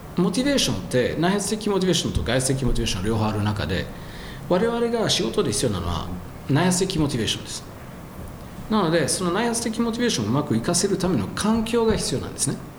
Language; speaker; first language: Japanese; non-native, fluent; French